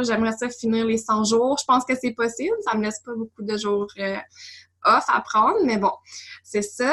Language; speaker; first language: French; native; French